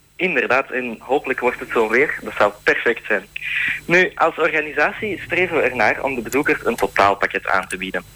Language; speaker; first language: Dutch; native; Dutch